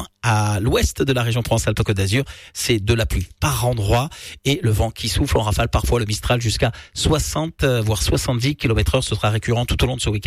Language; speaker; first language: French; native; French